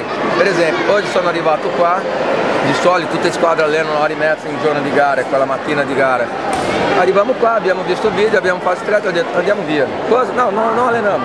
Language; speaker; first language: Italian; non-native, fluent; Portuguese